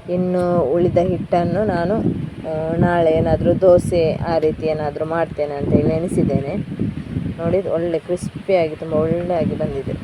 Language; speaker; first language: Kannada; non-native, local second language; Tulu